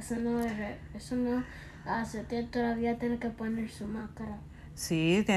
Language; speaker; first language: Spanish; early bilingual, heritage; Spanish